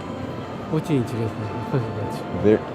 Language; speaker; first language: Russian; non-native, fluent; Japanese